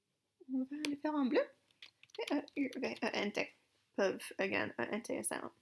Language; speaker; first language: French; non-native, fluent; English